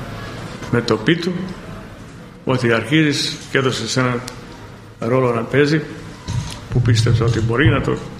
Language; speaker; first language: Greek; non-native, fluent; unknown